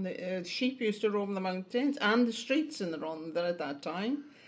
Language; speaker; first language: English; native; English